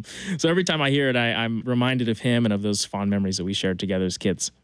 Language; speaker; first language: English; native; English